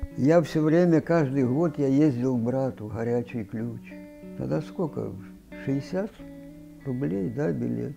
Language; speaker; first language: Russian; native; Russian